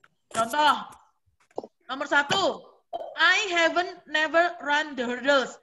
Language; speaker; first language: English; non-native, fluent; Indonesian